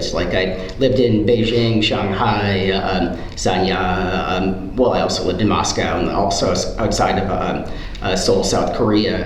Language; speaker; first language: English; native; English